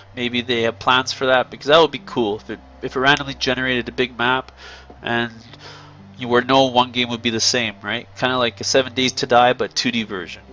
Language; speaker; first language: English; native; English